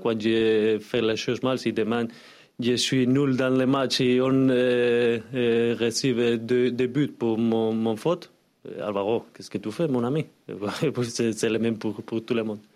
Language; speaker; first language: French; non-native, learner; Spanish